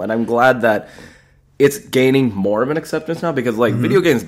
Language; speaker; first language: English; native; English